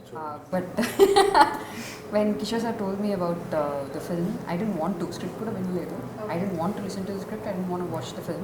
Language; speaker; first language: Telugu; non-native, local second language; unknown